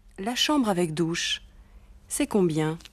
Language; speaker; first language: French; non-native, fluent; German